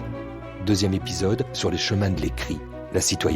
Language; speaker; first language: French; native; French